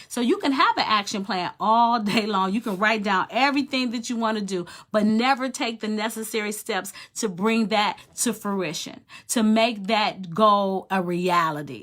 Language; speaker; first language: English; native; English